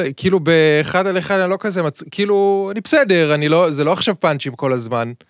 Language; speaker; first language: Hebrew; native; Hebrew